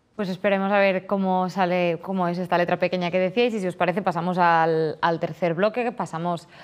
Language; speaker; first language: Spanish; native; Spanish